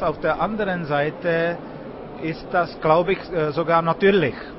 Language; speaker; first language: German; non-native, fluent; Czech